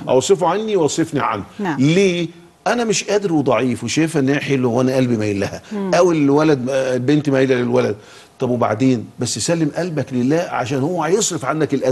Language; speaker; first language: Arabic; native; Arabic